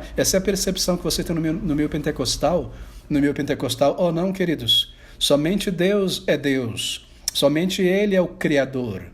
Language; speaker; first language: Portuguese; native; Portuguese